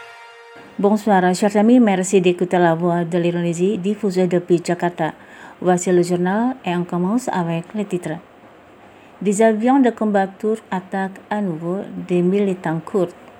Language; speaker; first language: French; non-native, fluent; Indonesian